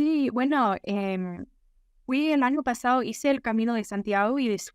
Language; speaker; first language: Spanish; non-native, fluent; English